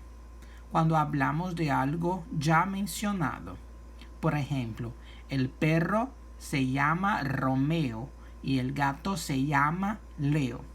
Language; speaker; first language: Spanish; non-native, fluent; Portuguese